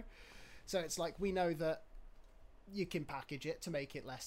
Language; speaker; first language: English; native; English